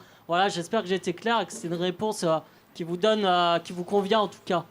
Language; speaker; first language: French; native; French